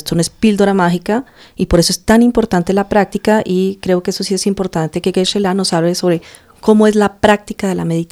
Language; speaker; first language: Spanish; native; Spanish